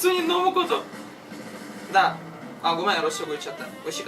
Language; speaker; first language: Japanese; non-native, fluent; Russian